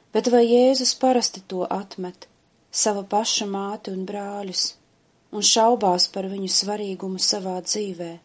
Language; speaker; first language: Latvian; native; Latvian